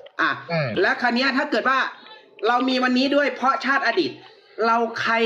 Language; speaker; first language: Thai; native; Thai